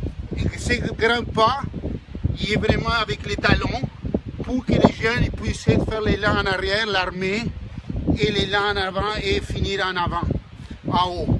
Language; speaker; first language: French; non-native, fluent; Spanish